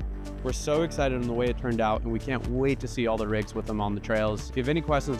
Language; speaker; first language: English; native; English